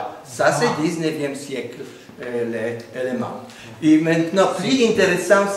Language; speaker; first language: French; non-native, learner; Polish